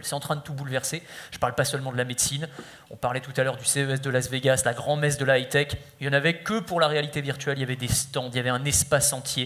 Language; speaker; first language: French; native; French